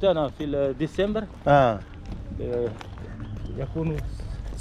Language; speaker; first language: Arabic; non-native, learner; Uzbek